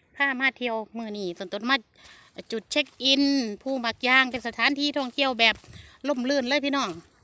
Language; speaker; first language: Thai; non-native, local second language; Northeastern Thai